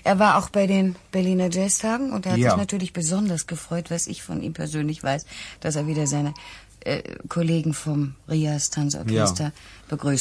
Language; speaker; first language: German; native; German